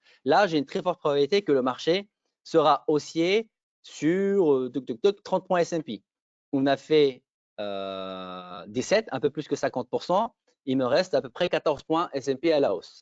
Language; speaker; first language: French; native; French